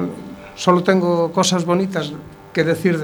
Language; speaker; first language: Spanish; native; Spanish